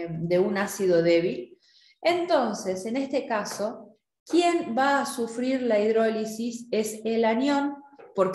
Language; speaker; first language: Spanish; native; Spanish